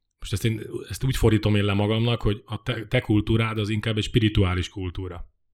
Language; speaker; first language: Hungarian; native; Hungarian